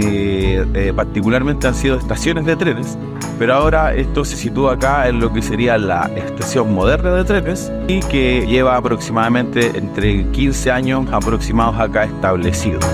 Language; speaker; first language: Spanish; native; Spanish